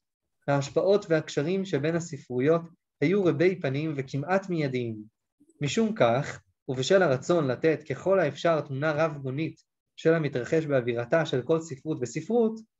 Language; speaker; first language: Hebrew; native; Hebrew